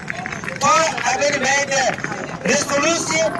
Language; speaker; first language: Dutch; non-native, learner; Uyghur